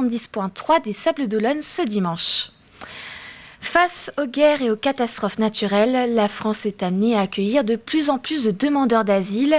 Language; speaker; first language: French; native; French